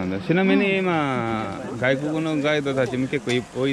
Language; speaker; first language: Japanese; non-native, fluent; Nepali